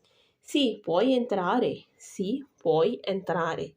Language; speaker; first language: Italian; non-native, fluent; Urdu